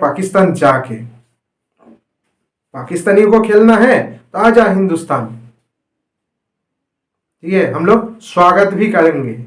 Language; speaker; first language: Hindi; non-native, local second language; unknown